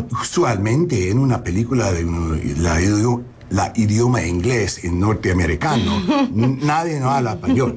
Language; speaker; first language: Spanish; non-native, learner; English